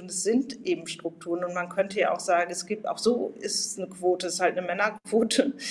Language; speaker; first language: German; native; German